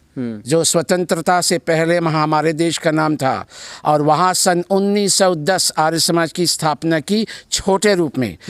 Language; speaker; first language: Hindi; early bilingual, heritage; Hindi